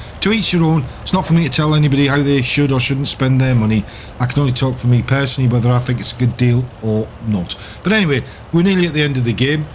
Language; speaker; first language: English; native; English